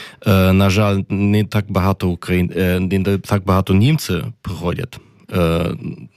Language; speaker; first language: Ukrainian; non-native, learner; German